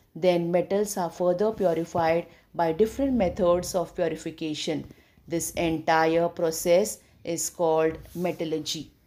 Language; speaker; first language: English; non-native, local second language; Marathi